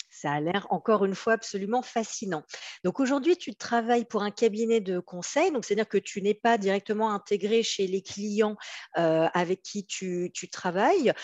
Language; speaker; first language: French; native; French